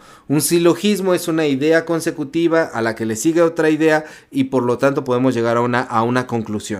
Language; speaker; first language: Spanish; native; Spanish